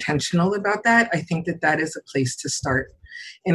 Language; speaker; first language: English; native; English